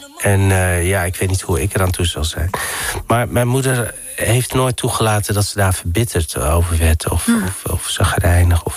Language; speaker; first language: Dutch; early bilingual, other home language; Riffian